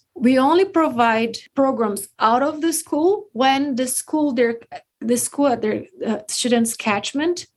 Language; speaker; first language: English; non-native, fluent; Portuguese